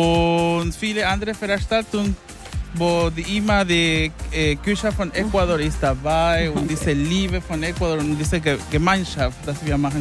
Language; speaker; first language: German; non-native, fluent; Spanish